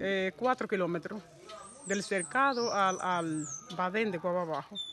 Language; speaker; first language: Spanish; native; Spanish